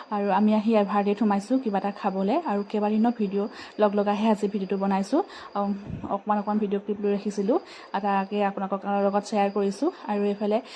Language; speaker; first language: Assamese; native; Assamese